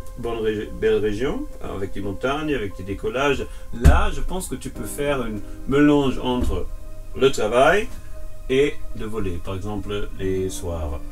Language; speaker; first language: French; non-native, fluent; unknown